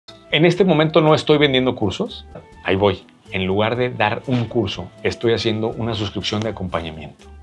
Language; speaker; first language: Spanish; native; Spanish